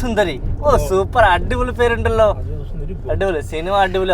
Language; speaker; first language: Malayalam; non-native, learner; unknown